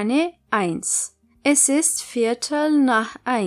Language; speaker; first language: German; non-native, fluent; Turkish